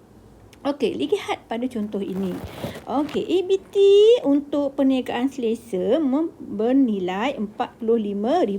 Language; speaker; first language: Malay; native; Malay